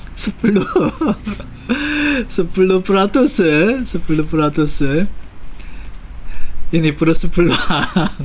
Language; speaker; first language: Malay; non-native, fluent; Korean